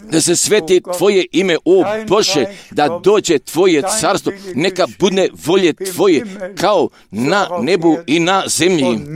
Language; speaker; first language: Croatian; non-native, local second language; Romany